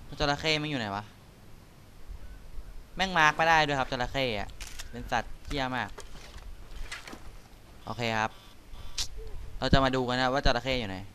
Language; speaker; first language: Thai; native; Thai